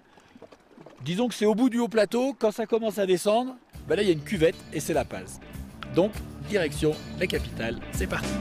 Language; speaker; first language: French; native; French